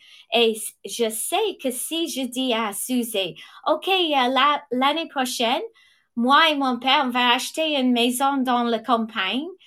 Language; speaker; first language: French; non-native, fluent; English